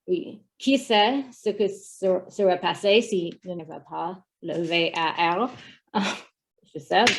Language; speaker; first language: French; non-native, learner; English